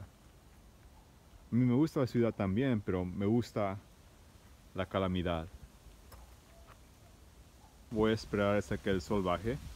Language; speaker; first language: Spanish; early bilingual, heritage; Spanish